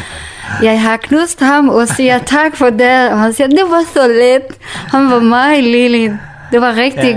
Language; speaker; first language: Danish; non-native, learner; Kurdish